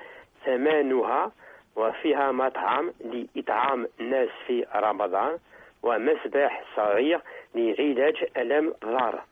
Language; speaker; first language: Arabic; non-native, learner; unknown